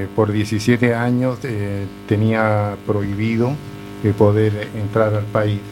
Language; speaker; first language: Spanish; native; Spanish